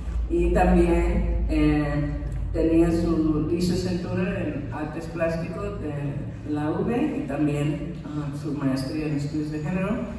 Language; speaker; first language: Spanish; non-native, fluent; English